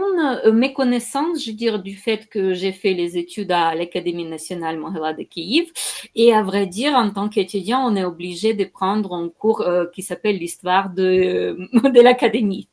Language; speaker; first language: French; non-native, fluent; Ukrainian